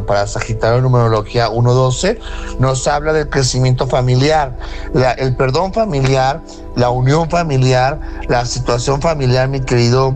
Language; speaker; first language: Spanish; native; Spanish